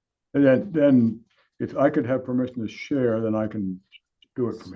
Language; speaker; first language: English; native; English